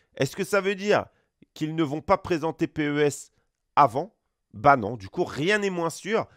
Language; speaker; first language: French; native; French